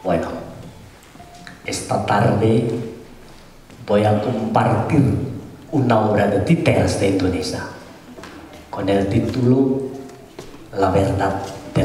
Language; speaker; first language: Spanish; non-native, fluent; Indonesian